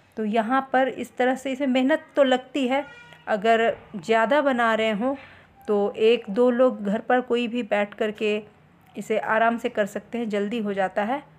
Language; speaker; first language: Hindi; native; Hindi